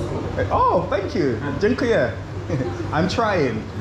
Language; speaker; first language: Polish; non-native, learner; English